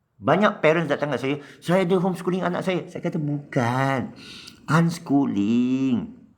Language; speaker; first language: Malay; non-native, local second language; Chinese